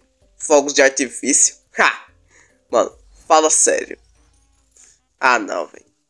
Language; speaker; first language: Portuguese; native; Portuguese